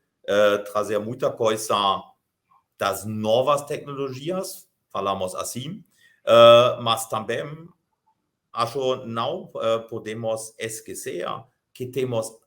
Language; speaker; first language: Portuguese; non-native, fluent; German